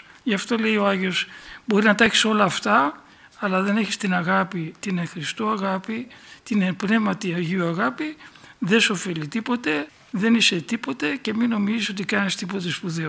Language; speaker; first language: Greek; native; Greek